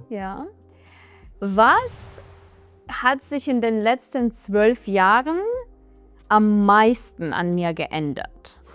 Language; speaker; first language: German; non-native, fluent; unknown